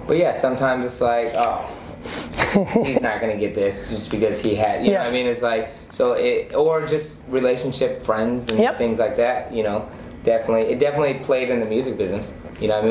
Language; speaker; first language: English; native; English